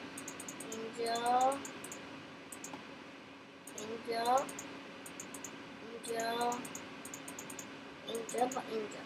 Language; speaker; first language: Persian; early bilingual, heritage; Persian